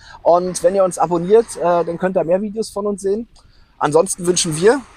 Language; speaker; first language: German; native; German